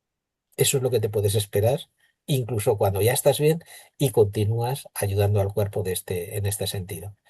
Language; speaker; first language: Spanish; native; Spanish